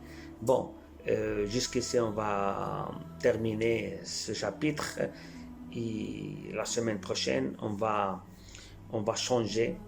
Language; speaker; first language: French; non-native, fluent; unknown